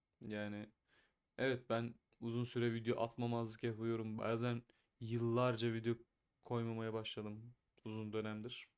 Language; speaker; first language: Turkish; native; Turkish